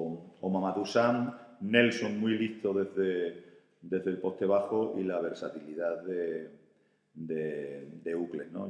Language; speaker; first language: Spanish; native; Spanish